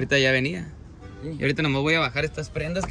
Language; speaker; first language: Spanish; early bilingual, heritage; Spanish